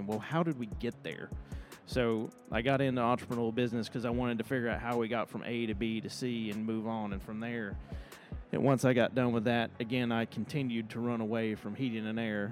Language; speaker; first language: English; native; English